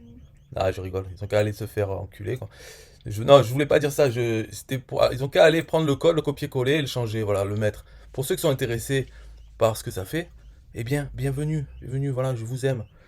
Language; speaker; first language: French; native; French